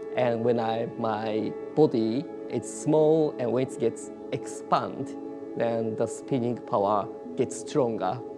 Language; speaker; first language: English; non-native, learner; Japanese